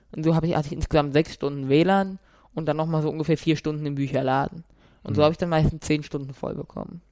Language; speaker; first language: German; native; German